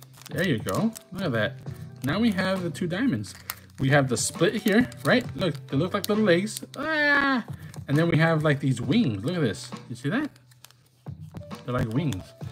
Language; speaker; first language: English; early bilingual, other home language; Spanish